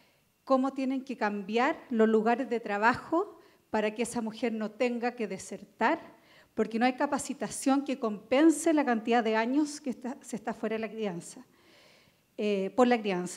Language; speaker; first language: Spanish; native; Spanish